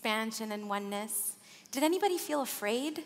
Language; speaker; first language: English; early bilingual, other home language; Arabic